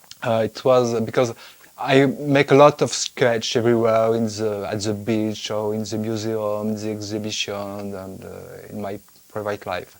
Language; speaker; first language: English; non-native, fluent; French